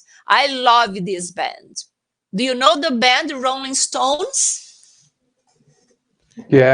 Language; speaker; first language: English; non-native, fluent; Portuguese